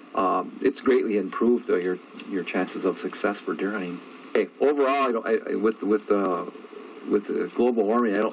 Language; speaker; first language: English; native; English